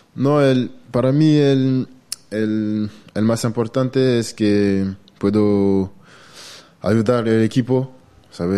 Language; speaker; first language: Spanish; non-native, learner; French